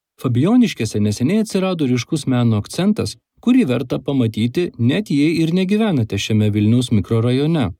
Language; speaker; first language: Lithuanian; native; Lithuanian